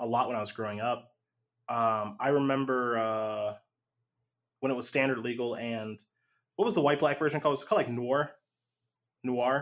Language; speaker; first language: English; native; English